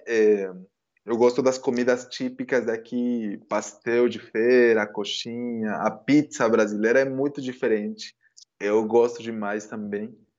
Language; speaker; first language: Portuguese; non-native, fluent; Spanish